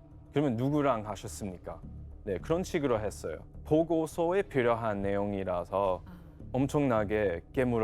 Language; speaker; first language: Korean; non-native, fluent; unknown